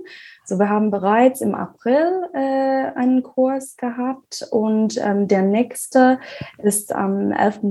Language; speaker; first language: German; non-native, fluent; English